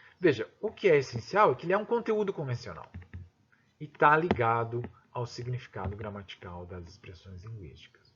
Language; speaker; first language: Portuguese; native; Portuguese